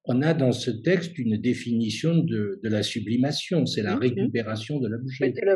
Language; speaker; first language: French; native; French